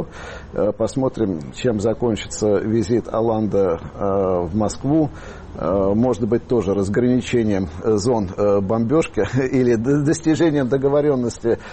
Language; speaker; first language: Russian; native; Russian